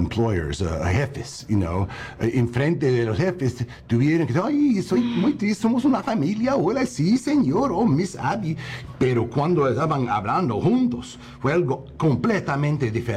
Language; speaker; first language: Spanish; non-native, learner; English